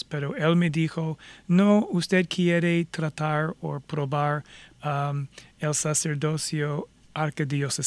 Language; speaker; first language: Spanish; non-native, fluent; English